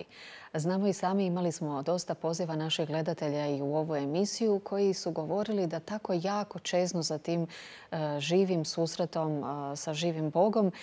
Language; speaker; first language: Croatian; native; Croatian